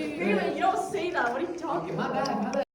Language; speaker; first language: English; non-native, learner; Spanish